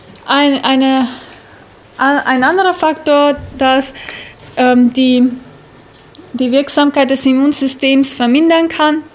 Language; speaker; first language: German; native; German